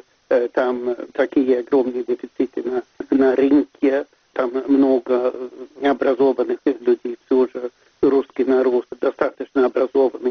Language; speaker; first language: Russian; non-native, fluent; Swedish